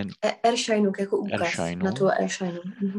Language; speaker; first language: German; non-native, fluent; Czech